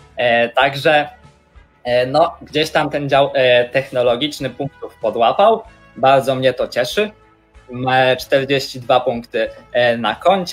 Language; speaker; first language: Polish; native; Polish